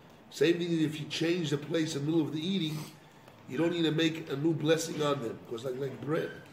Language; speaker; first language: English; non-native, fluent; Hebrew